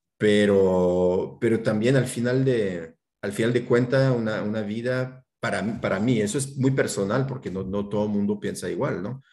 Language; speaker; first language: Spanish; non-native, fluent; French